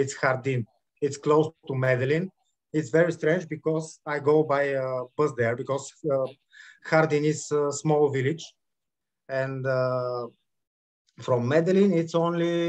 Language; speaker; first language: English; non-native, learner; Bulgarian